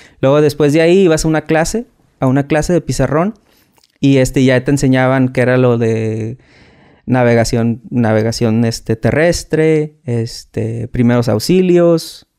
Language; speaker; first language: Spanish; native; Spanish